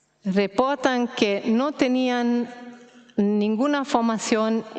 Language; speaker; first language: Spanish; non-native, fluent; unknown